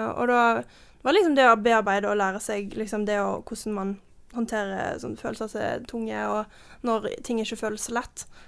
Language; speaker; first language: Norwegian; early bilingual, heritage; Norwegian